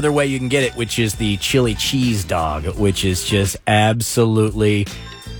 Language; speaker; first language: English; native; English